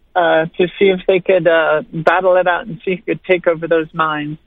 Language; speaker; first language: English; native; English